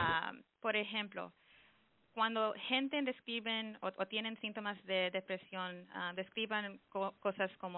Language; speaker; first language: Spanish; early bilingual, heritage; English